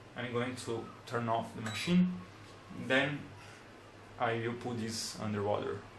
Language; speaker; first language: English; non-native, fluent; Portuguese